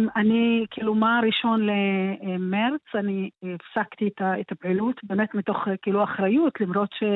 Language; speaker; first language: Hebrew; native; Hebrew